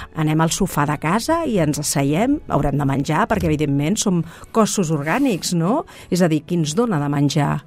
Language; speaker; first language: Catalan; native; Catalan